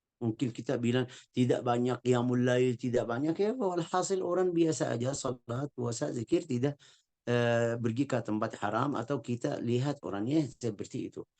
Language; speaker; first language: Indonesian; non-native, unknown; Arabic